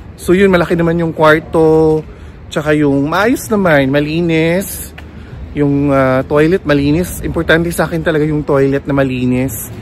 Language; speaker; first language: Filipino; native; Filipino